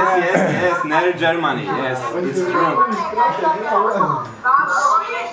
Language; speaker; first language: English; non-native, learner; Polish